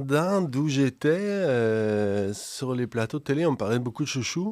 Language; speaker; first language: French; native; French